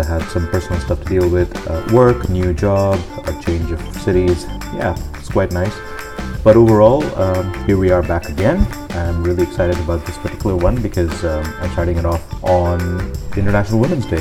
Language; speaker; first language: English; non-native, local second language; Urdu